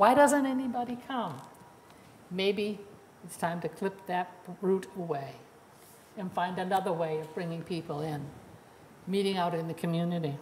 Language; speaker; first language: English; native; English